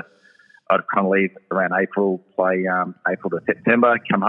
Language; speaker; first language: English; native; English